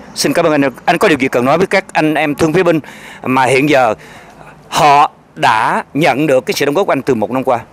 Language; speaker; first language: Vietnamese; native; Vietnamese